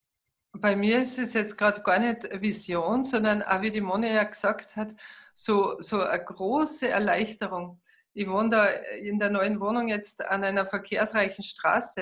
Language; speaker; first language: German; native; German